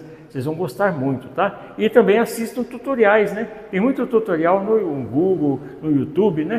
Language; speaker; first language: Portuguese; native; Portuguese